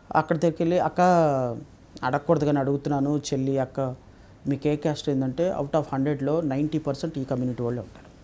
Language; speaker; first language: Telugu; native; Telugu